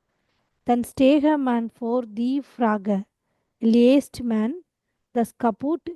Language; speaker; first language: German; non-native, learner; Tamil